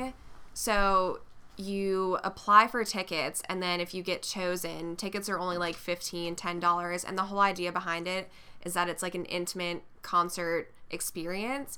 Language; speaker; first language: English; native; English